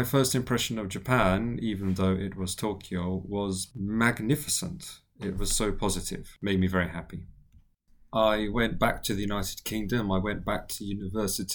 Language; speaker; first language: English; native; English